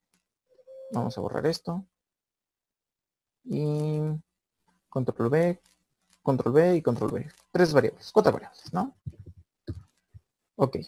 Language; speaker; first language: Spanish; native; Spanish